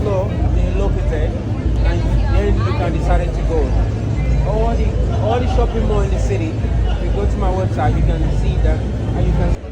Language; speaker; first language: English; non-native, learner; Spanish